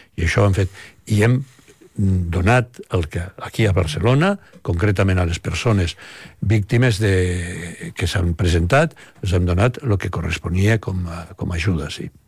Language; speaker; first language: Catalan; native; Catalan